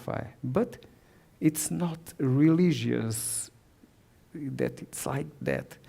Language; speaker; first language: English; non-native, learner; Portuguese